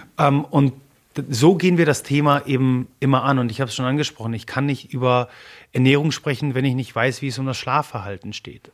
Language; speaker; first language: German; early bilingual, other home language; Polish